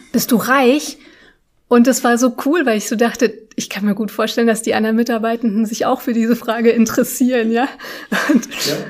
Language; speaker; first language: German; early bilingual, other home language; Russian